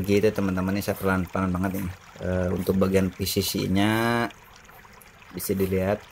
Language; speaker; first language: Indonesian; native; Indonesian